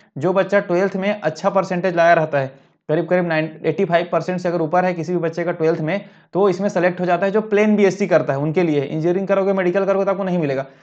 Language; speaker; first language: Hindi; native; Hindi